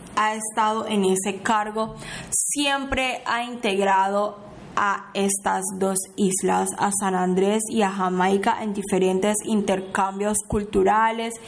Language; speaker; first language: Spanish; non-native, local second language; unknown